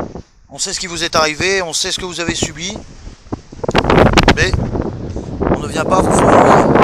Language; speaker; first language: French; native; French